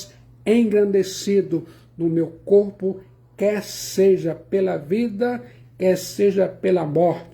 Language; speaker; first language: Portuguese; native; Portuguese